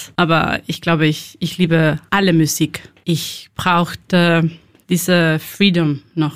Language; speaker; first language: German; non-native, learner; Spanish